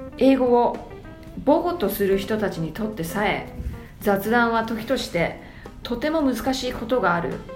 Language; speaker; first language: Japanese; early bilingual, heritage; Japanese